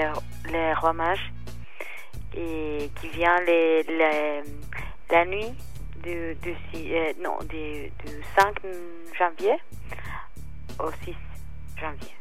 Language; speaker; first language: French; non-native, learner; Spanish